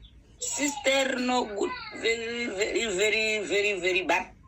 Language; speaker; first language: English; non-native, learner; Fang